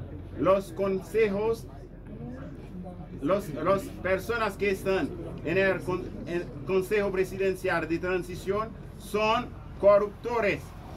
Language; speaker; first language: Spanish; non-native, fluent; Haitian Creole